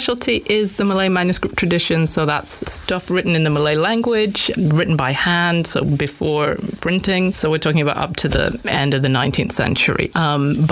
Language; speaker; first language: English; native; English